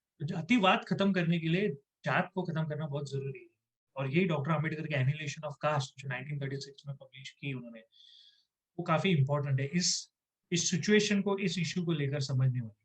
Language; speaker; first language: Hindi; non-native, local second language; Marathi